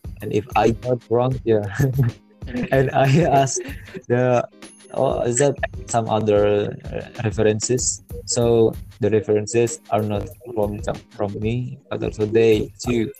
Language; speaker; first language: English; non-native, learner; Indonesian